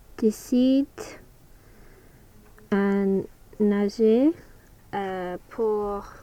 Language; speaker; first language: French; non-native, learner; English